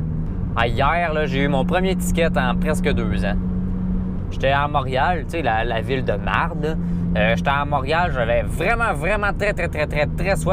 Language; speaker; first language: French; native; French